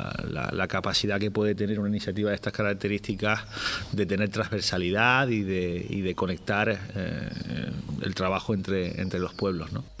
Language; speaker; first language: Spanish; native; Spanish